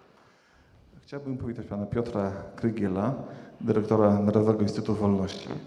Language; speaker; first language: Polish; native; Polish